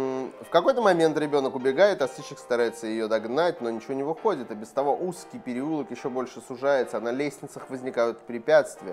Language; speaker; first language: Russian; native; Russian